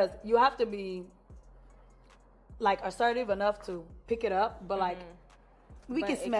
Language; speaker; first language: English; non-native, local second language; Yoruba